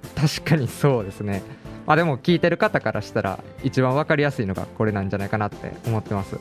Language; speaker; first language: Japanese; native; Japanese